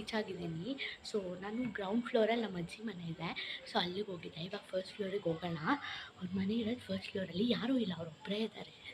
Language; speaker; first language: Kannada; non-native, local second language; Malayalam